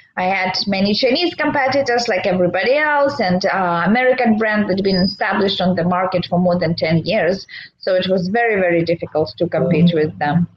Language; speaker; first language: English; non-native, fluent; Russian